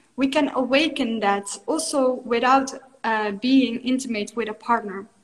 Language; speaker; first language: English; non-native, fluent; Dutch